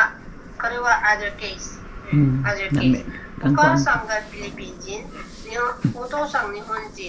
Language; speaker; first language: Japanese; non-native, learner; Filipino